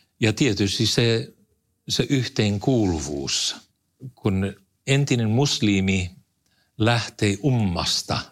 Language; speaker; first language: Finnish; non-native, fluent; English